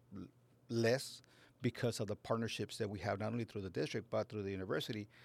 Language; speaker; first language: English; native; English